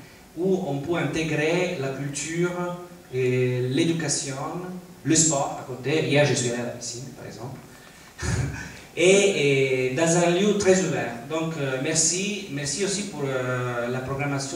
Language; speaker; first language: French; non-native, fluent; Italian